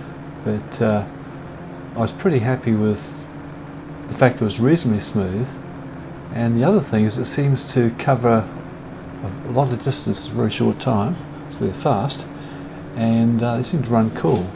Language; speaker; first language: English; native; English